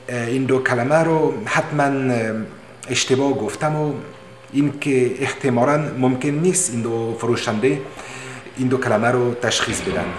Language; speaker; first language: Persian; non-native, learner; French